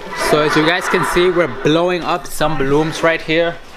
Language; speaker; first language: English; early bilingual, other home language; Spanish